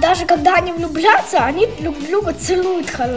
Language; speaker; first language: Russian; native; Russian